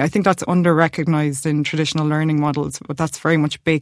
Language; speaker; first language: English; native; English